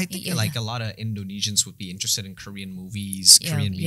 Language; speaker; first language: English; non-native, fluent; Indonesian